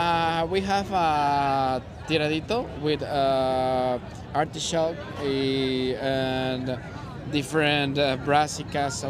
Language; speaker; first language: English; non-native, learner; Spanish